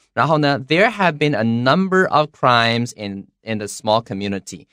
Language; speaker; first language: English; non-native, fluent; Chinese